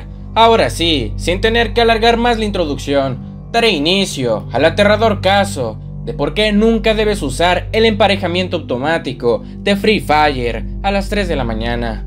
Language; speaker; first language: Spanish; native; Spanish